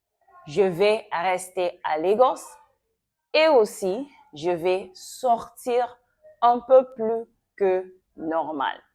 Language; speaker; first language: French; non-native, fluent; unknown